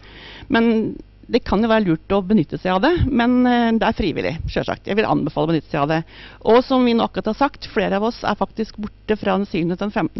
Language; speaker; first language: Norwegian; native; Norwegian